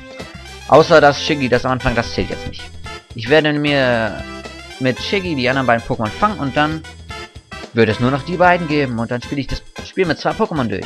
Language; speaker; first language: German; native; German